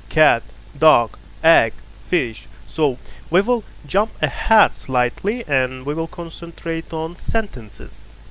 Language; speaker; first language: English; non-native, fluent; Turkish